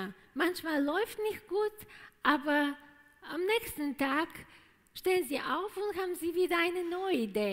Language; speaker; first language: German; non-native, fluent; Bulgarian